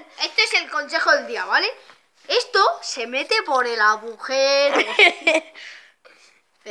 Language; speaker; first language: Spanish; native; Spanish